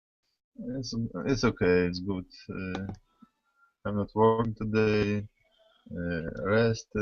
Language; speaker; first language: English; non-native, learner; Russian